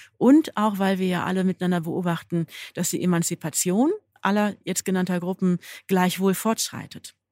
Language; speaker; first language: German; native; German